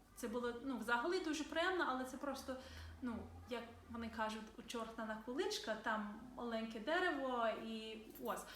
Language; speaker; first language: Ukrainian; non-native, fluent; English